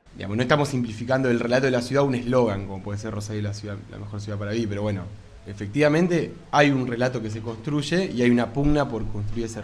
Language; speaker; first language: Spanish; native; Spanish